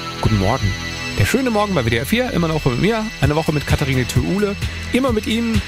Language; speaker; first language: German; native; German